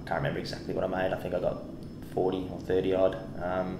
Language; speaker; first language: English; native; English